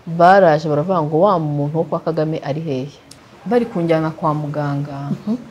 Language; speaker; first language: Kinyarwanda; native; Kinyarwanda